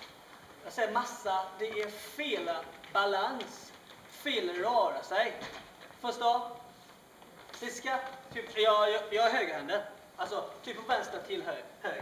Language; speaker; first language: Swedish; non-native, learner; Chinese